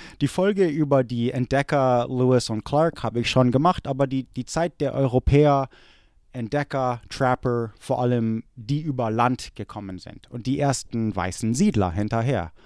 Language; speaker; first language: German; early bilingual, other home language; English